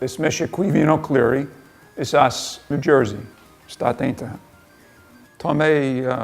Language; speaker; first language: Irish; non-native, learner; English